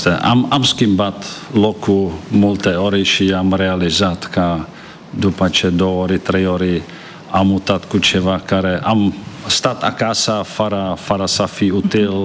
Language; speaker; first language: Romanian; non-native, learner; Czech